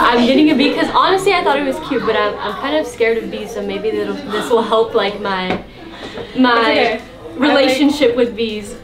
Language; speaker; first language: English; native; English